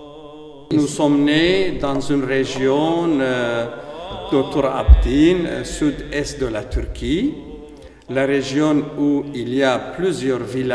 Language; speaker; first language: French; non-native, fluent; Aramaic